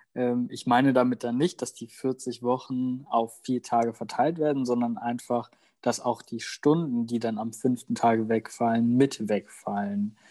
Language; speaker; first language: German; native; German